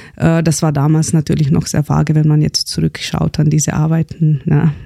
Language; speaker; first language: German; non-native, fluent; Slovenian